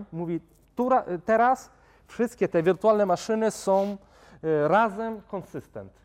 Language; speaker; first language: Polish; non-native, fluent; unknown